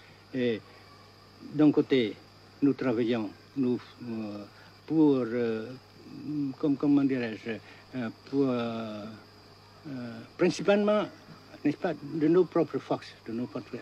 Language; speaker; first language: French; non-native, fluent; Vietnamese